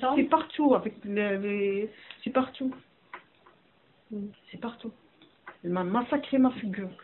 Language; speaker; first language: French; non-native, learner; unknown